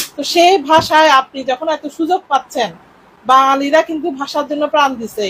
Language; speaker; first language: Bangla; non-native, local second language; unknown